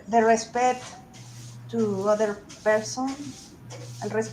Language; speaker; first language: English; non-native, learner; Spanish